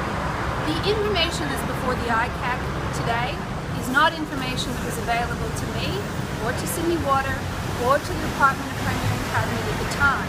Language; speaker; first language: English; native; English